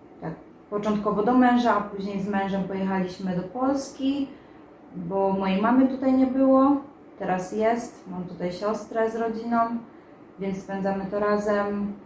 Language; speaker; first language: Polish; native; Polish